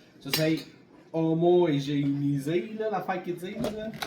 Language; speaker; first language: French; native; French